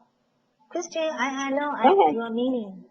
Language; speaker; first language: English; non-native, learner; Chinese